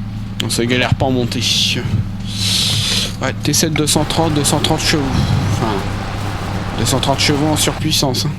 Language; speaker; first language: French; native; French